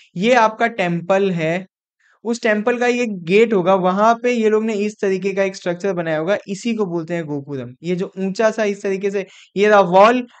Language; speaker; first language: Hindi; non-native, local second language; Gujarati